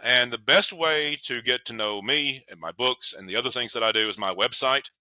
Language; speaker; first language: English; native; English